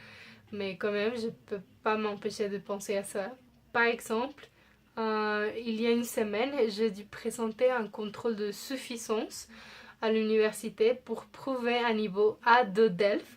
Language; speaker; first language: French; non-native, fluent; Spanish